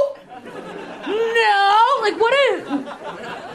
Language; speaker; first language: English; native; English